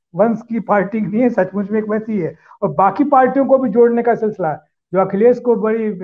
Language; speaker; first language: Hindi; native; Hindi